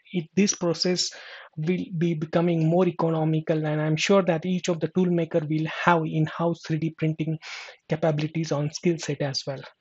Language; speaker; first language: English; non-native, local second language; Marathi